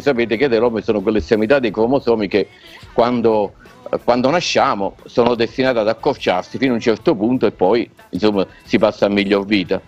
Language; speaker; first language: Italian; native; Italian